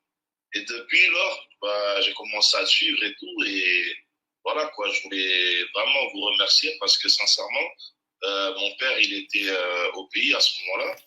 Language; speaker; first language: French; native; French